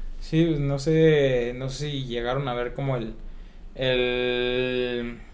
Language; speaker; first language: Spanish; native; Spanish